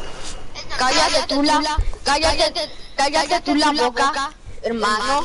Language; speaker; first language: Spanish; native; Spanish